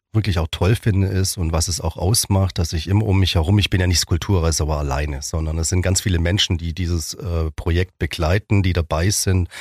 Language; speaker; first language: German; native; German